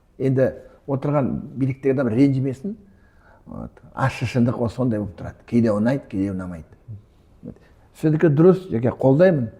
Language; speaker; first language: Kazakh; non-native, local second language; Russian